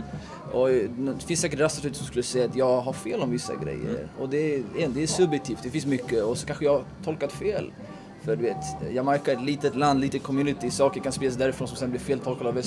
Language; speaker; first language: Swedish; native; Swedish